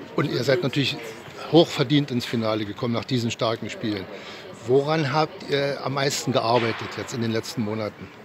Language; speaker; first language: German; native; German